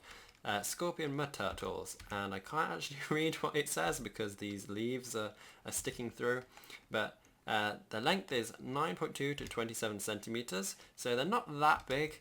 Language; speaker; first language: English; native; English